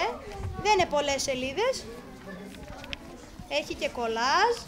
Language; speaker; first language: Greek; native; Greek